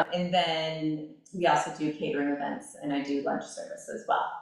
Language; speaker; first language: English; native; English